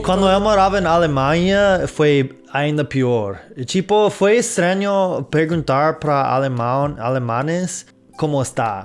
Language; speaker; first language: Portuguese; non-native, fluent; English